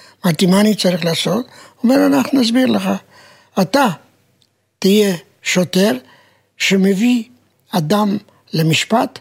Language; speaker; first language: Hebrew; non-native, fluent; Romanian